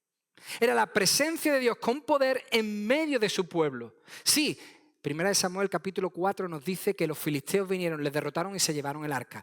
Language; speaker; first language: Spanish; native; Spanish